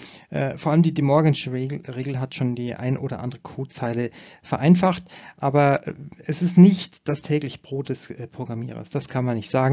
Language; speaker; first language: German; native; German